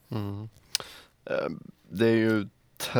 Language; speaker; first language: Swedish; native; Swedish